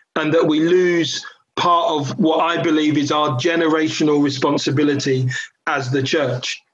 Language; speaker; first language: English; native; English